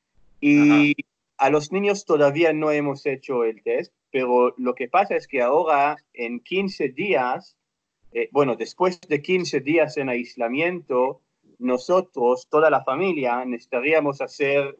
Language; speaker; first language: Spanish; non-native, fluent; Hebrew